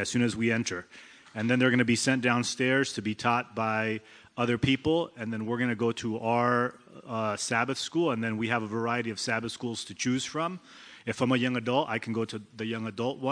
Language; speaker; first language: English; early bilingual, other home language; Spanish